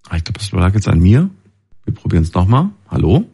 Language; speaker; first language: German; native; German